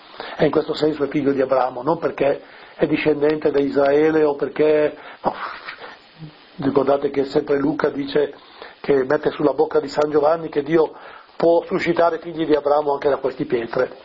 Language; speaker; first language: Italian; native; Italian